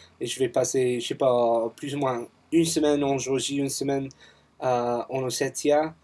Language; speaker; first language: French; non-native, fluent; English